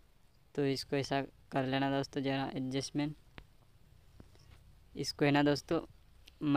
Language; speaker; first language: Hindi; native; Hindi